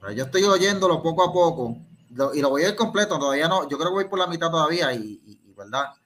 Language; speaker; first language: Spanish; native; Spanish